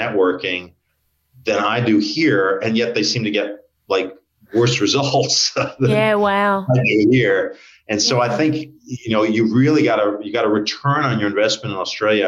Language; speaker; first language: English; native; English